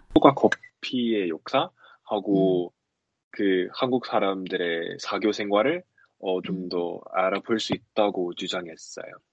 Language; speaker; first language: Korean; non-native, fluent; English